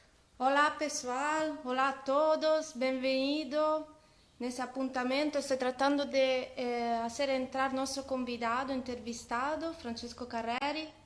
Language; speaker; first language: Portuguese; non-native, fluent; Italian